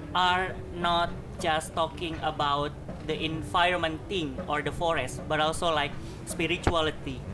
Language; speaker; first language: English; non-native, fluent; Indonesian